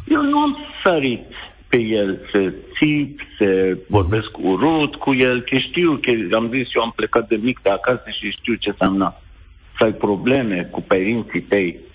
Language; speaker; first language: Romanian; non-native, fluent; Persian